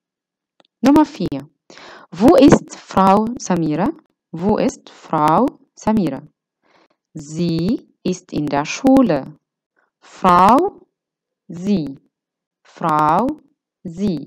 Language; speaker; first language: German; non-native, fluent; Arabic